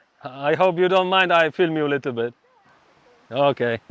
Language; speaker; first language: English; non-native, fluent; Polish